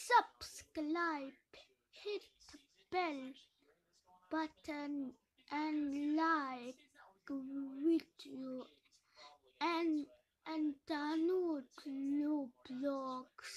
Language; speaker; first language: English; non-native, learner; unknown